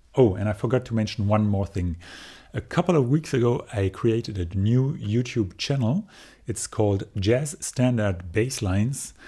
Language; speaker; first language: English; non-native, fluent; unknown